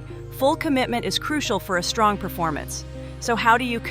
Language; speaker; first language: English; non-native, fluent; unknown